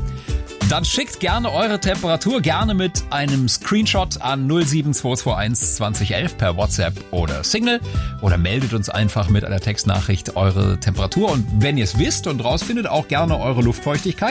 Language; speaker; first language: German; native; German